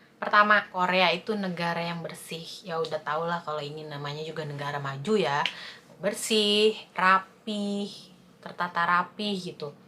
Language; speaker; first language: Indonesian; native; Indonesian